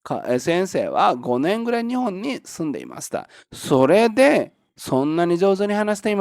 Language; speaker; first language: Japanese; non-native, fluent; Bangla